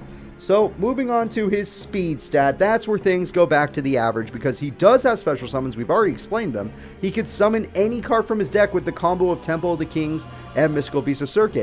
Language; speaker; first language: English; native; English